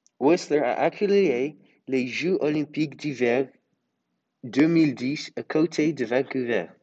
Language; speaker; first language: French; non-native, learner; English